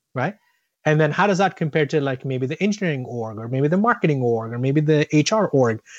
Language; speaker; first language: English; non-native, local second language; Tamil